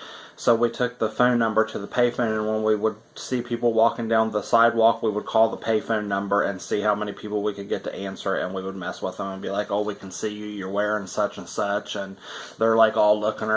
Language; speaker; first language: English; native; English